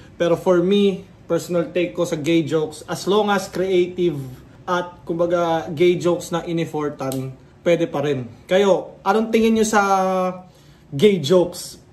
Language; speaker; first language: Filipino; native; Filipino